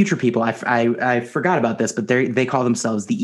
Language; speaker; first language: English; native; English